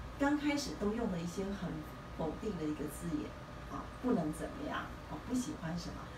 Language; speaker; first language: Chinese; native; Chinese